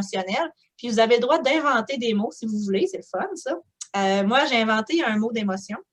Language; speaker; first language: French; native; French